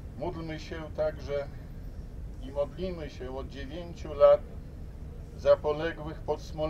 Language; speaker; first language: Polish; native; Polish